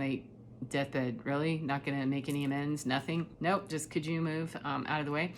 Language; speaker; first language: English; native; English